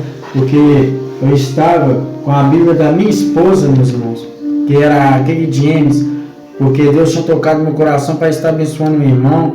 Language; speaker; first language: Portuguese; native; Portuguese